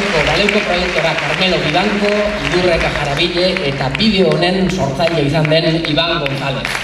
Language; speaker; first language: Basque; native; Basque